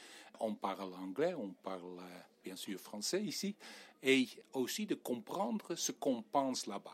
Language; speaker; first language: French; non-native, fluent; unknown